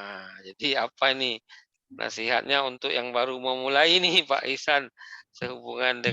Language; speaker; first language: Malay; native; Malay